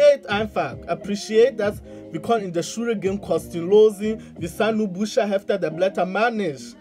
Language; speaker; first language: German; non-native, learner; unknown